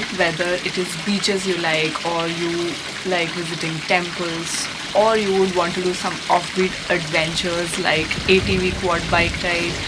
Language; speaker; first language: English; non-native, local second language; Hindi